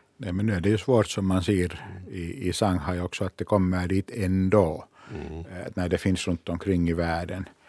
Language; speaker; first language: Swedish; non-native, local second language; Finnish